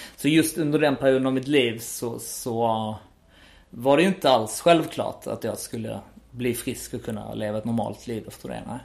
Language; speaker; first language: Swedish; native; Swedish